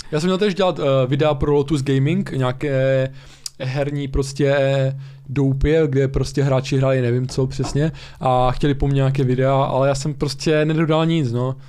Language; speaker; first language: Czech; early bilingual, other home language; Slovak